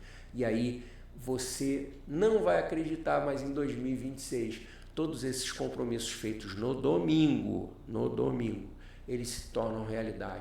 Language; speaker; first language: Portuguese; native; Portuguese